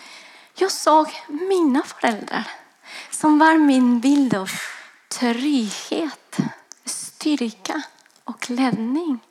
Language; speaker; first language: Swedish; non-native, fluent; Spanish